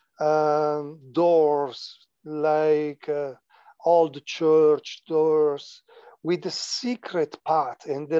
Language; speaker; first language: English; non-native, learner; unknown